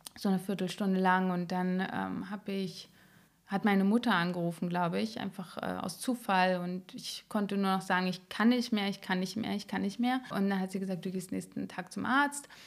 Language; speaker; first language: German; native; German